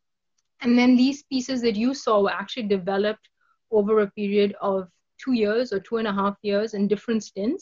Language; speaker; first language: English; non-native, local second language; Bangla